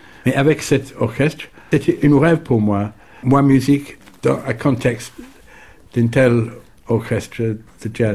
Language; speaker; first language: French; non-native, learner; English